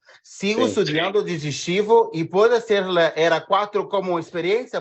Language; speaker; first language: Spanish; non-native, learner; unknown